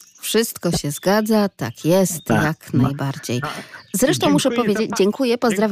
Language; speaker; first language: Polish; native; Polish